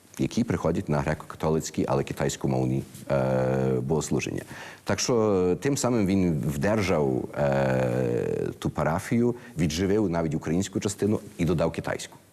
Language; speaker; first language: Ukrainian; early bilingual, heritage; Ukrainian